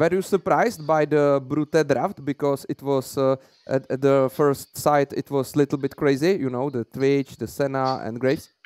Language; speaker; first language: English; non-native, fluent; Czech